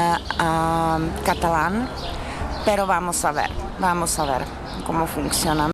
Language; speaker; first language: Spanish; non-native, learner; Czech